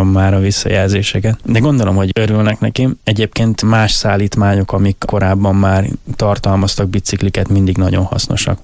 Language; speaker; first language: Hungarian; native; Hungarian